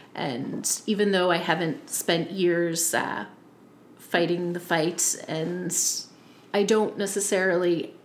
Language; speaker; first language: English; native; English